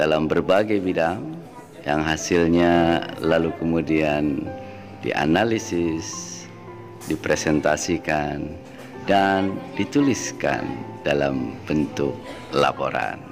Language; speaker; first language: Indonesian; native; Indonesian